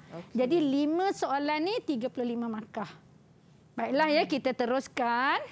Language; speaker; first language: Malay; native; Malay